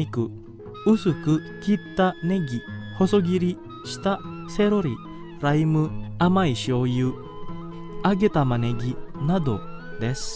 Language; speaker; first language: Japanese; non-native, fluent; Indonesian